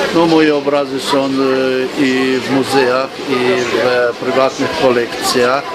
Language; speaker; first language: Polish; non-native, fluent; Armenian